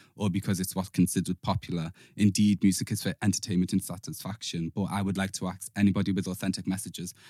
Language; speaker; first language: English; native; English